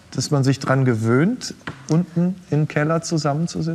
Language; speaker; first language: German; native; German